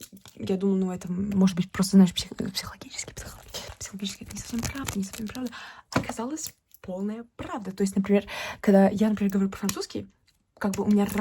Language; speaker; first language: Russian; early bilingual, heritage; Russian